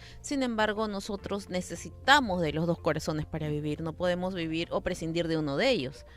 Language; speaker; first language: Spanish; native; Spanish